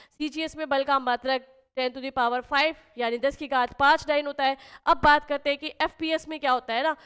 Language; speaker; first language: Hindi; native; Hindi